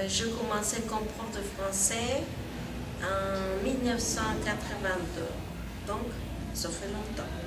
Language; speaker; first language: French; non-native, fluent; Spanish